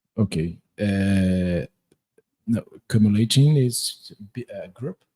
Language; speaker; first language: English; non-native, learner; Portuguese